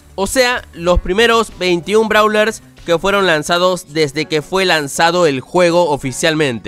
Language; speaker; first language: Spanish; native; Spanish